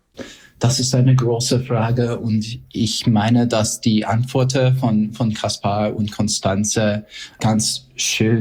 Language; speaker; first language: German; non-native, fluent; English